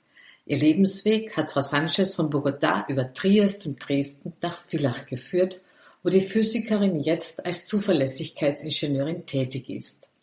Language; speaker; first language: German; native; German